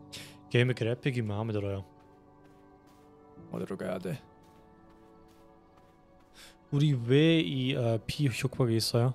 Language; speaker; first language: Korean; non-native, fluent; German